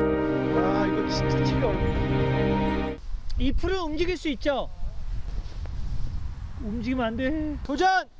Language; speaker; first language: Korean; native; Korean